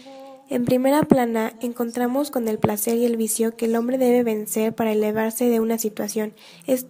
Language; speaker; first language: Spanish; native; Spanish